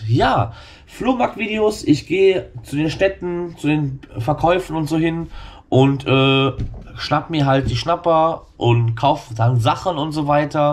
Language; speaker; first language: German; native; German